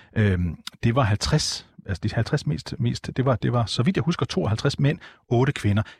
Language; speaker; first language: Danish; native; Danish